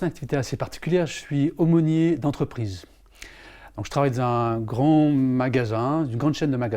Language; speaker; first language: French; native; French